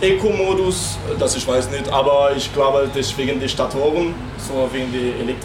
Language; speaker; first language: German; non-native, learner; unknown